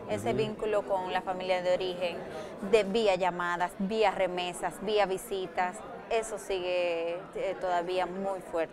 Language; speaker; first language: Spanish; native; Spanish